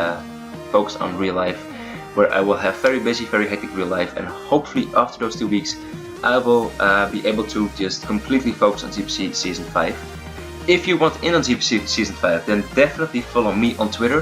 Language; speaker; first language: English; non-native, fluent; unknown